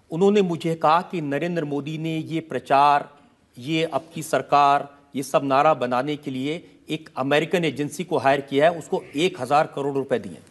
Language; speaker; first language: Hindi; native; Hindi